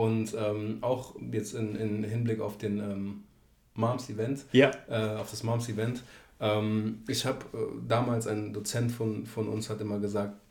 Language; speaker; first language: German; native; German